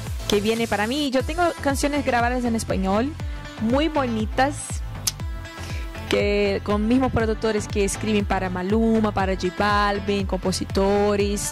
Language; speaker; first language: Spanish; non-native, fluent; Portuguese